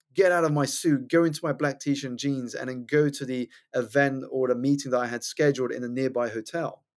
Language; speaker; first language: English; native; English